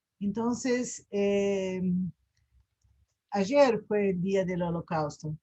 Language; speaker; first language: Spanish; non-native, fluent; Portuguese